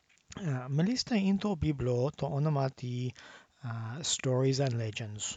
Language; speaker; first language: Greek; non-native, fluent; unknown